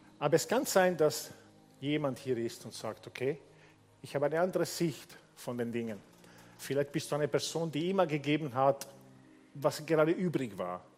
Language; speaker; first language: German; non-native, fluent; Italian